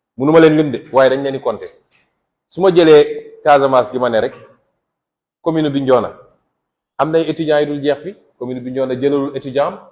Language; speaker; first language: Wolof; non-native, local second language; Jola-Fonyi